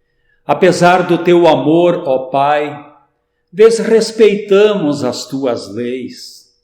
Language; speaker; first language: Portuguese; native; Portuguese